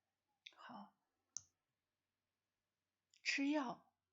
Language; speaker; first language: Chinese; non-native, fluent; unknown